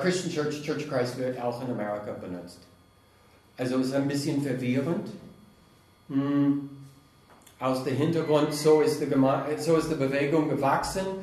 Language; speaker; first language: German; non-native, fluent; English